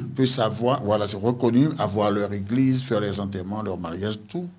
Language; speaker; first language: French; native; French